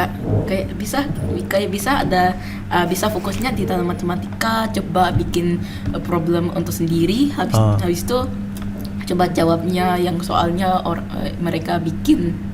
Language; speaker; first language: Indonesian; non-native, local second language; English